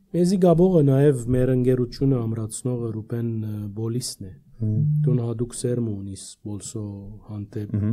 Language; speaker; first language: Armenian; early bilingual, heritage; Armenian